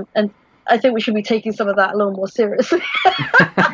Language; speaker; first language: English; native; English